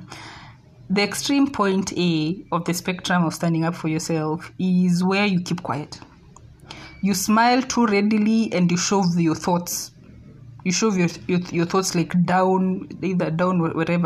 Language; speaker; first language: English; non-native, local second language; Swahili